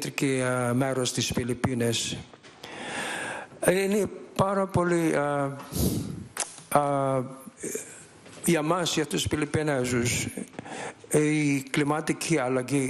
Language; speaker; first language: Greek; non-native, learner; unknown